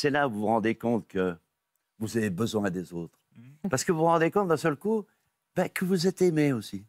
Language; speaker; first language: French; native; French